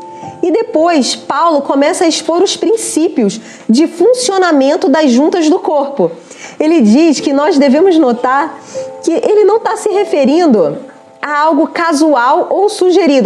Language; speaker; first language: Portuguese; native; Portuguese